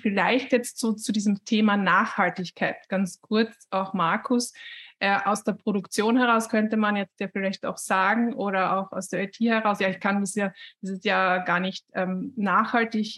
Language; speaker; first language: German; native; German